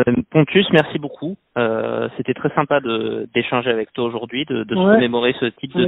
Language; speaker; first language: French; native; French